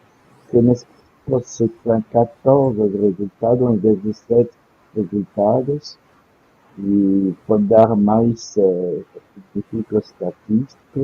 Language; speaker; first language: Portuguese; non-native, fluent; French